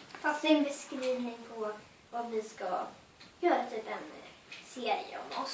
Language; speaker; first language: Swedish; native; Swedish